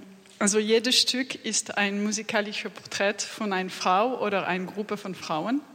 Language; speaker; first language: German; non-native, fluent; French